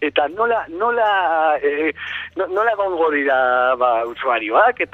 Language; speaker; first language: Basque; non-native, learner; Spanish